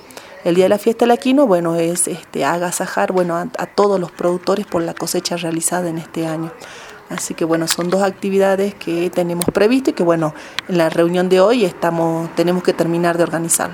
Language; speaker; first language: Spanish; native; Spanish